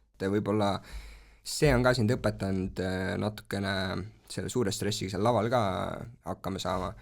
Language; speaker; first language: Estonian; native; Estonian